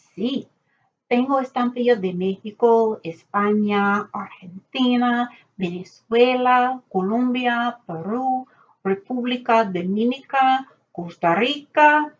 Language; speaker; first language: Spanish; non-native, learner; English